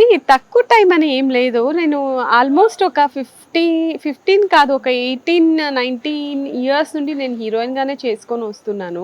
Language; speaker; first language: Telugu; non-native, fluent; Tamil